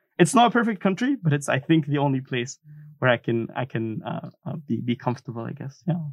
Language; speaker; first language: English; non-native, fluent; Arabic